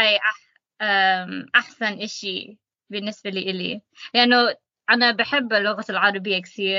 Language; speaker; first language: Arabic; non-native, learner; English